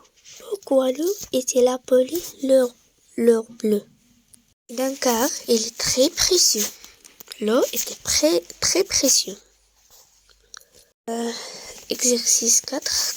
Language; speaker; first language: French; non-native, local second language; Arabic